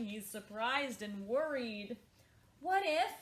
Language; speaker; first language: English; native; English